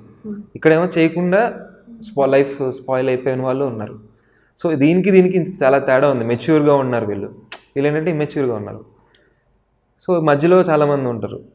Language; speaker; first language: Telugu; native; Telugu